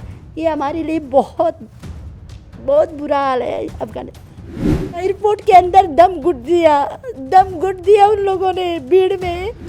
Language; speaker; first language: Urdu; non-native, learner; Persian